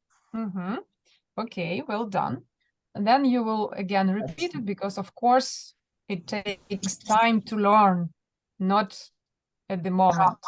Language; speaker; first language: English; non-native, fluent; Russian